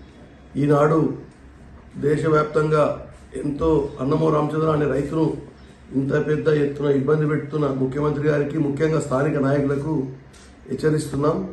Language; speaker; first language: Telugu; native; Telugu